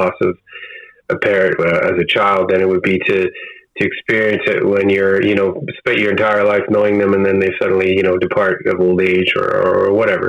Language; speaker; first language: English; native; English